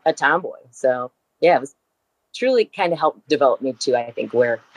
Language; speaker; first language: English; native; English